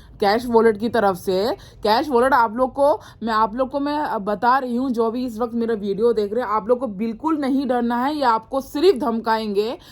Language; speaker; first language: Hindi; non-native, local second language; Mizo